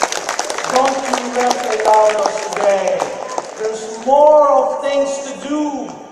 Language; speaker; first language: English; non-native, local second language; Filipino